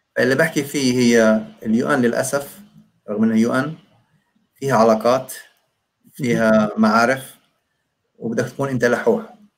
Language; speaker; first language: Arabic; native; Arabic